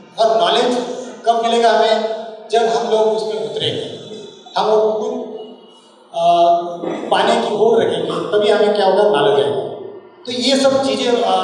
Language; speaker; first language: Hindi; non-native, local second language; Marathi